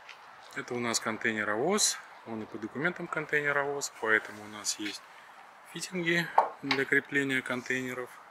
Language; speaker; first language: Russian; native; Russian